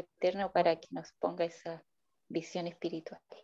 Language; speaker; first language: Spanish; native; Spanish